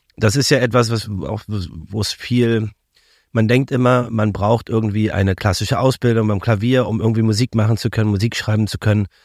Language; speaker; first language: German; native; German